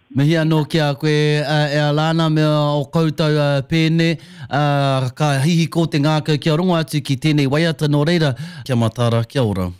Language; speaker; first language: Māori; native; Māori